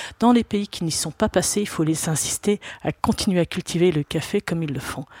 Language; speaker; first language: French; native; French